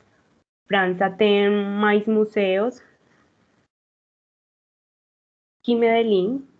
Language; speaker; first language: Portuguese; non-native, learner; Spanish